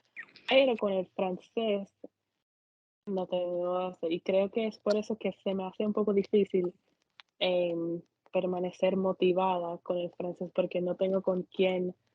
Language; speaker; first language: Spanish; non-native, fluent; English